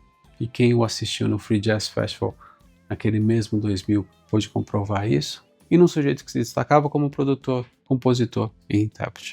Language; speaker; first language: Portuguese; native; Portuguese